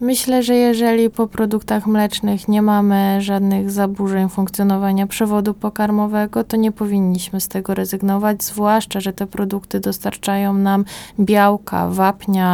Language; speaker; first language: Polish; native; Polish